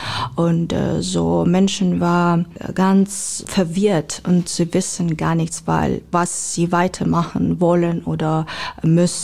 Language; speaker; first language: German; non-native, learner; Ukrainian